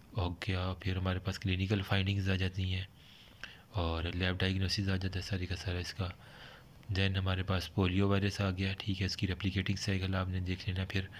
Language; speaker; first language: Urdu; native; Urdu